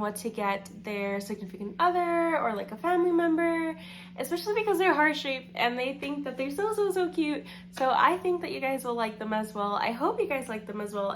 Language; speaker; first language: English; native; English